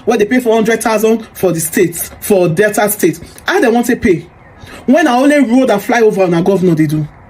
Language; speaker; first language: Nigerian Pidgin; native; Nigerian Pidgin